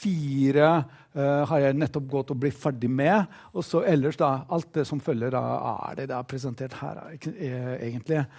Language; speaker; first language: Norwegian; non-native, fluent; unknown